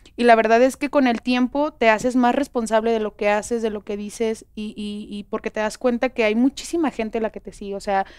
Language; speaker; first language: Spanish; native; Spanish